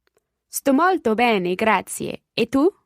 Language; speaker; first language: Italian; non-native, learner; English